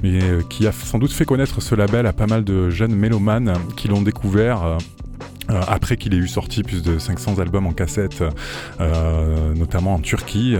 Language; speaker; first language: French; native; French